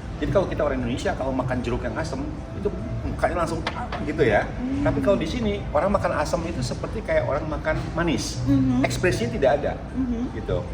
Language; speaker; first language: Indonesian; native; Indonesian